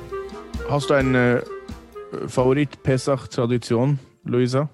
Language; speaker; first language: German; non-native, fluent; English